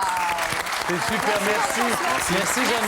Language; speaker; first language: French; native; French